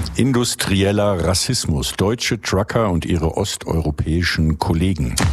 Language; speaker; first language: German; native; German